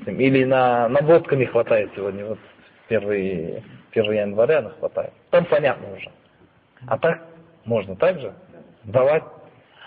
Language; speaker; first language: Russian; non-native, fluent; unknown